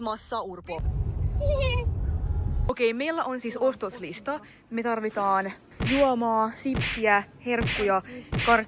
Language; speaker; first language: Finnish; native; Finnish